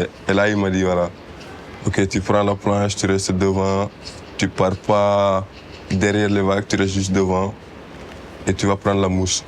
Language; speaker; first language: French; non-native, local second language; Wolof